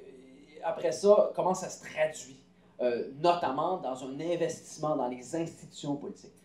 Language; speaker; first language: French; native; French